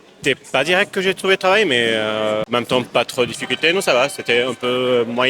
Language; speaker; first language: French; non-native, fluent; Arabic